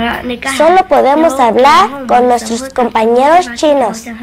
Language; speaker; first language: Spanish; early bilingual, other home language; Cantonese